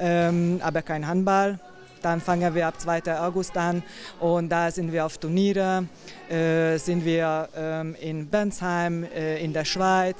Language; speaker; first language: German; non-native, fluent; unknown